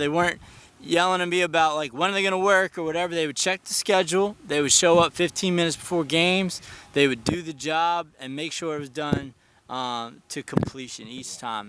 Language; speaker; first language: English; native; English